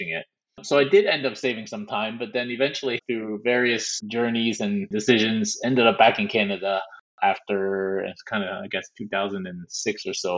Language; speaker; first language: English; native; English